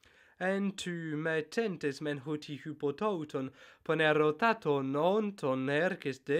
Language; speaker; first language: Greek; non-native, fluent; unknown